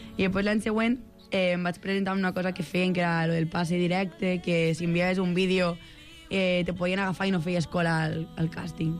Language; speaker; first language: Catalan; native; Catalan